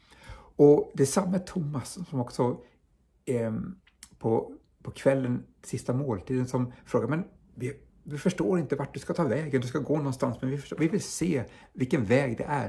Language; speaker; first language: Swedish; native; Swedish